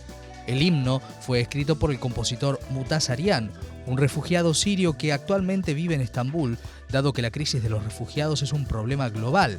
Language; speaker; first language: Spanish; native; Spanish